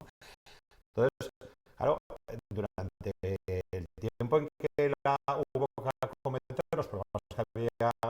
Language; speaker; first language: Spanish; native; Spanish